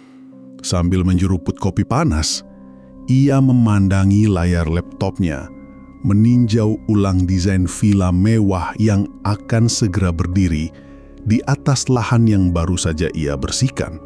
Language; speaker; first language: Indonesian; native; Indonesian